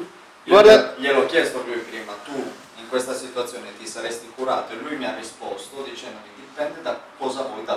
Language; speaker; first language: Italian; native; Italian